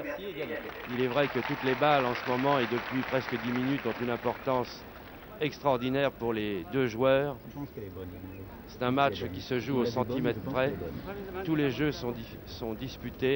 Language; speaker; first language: French; native; French